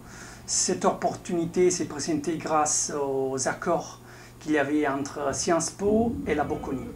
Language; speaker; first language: French; non-native, fluent; Italian